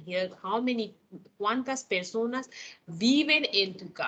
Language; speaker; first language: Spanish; non-native, fluent; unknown